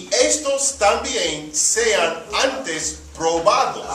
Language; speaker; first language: Spanish; early bilingual, heritage; Spanish